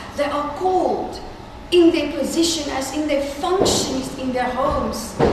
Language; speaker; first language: English; non-native, local second language; Afrikaans